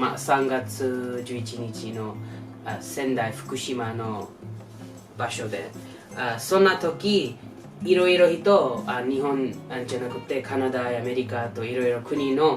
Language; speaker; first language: Japanese; non-native, learner; English